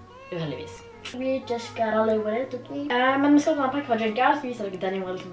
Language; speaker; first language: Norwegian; native; Norwegian